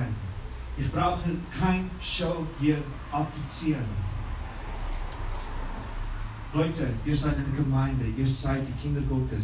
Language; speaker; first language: German; non-native, fluent; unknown